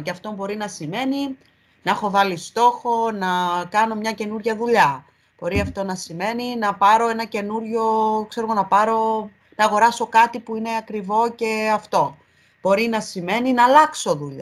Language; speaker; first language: Greek; native; Greek